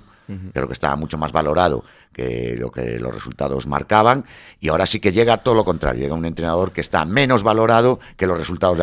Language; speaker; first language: Spanish; native; Spanish